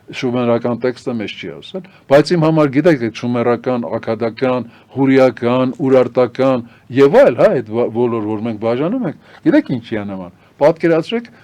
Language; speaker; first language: Armenian; native; Armenian